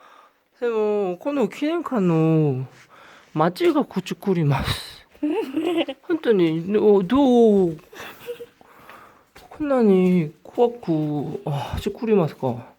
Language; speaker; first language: Japanese; non-native, learner; Korean